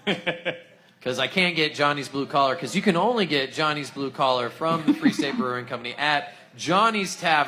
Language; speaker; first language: English; native; English